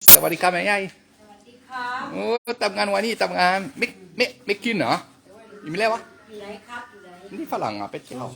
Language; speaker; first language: Thai; non-native, learner; French